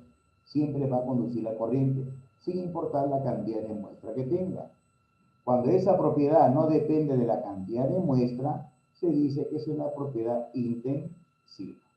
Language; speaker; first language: Spanish; native; Spanish